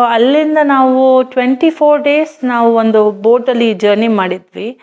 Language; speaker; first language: Kannada; early bilingual, other home language; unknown